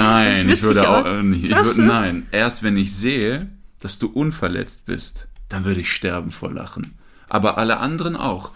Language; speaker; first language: German; native; German